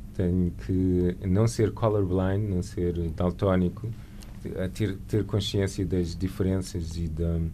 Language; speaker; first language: Portuguese; native; Portuguese